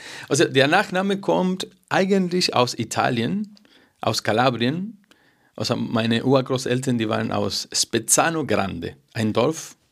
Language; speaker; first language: German; non-native, fluent; Spanish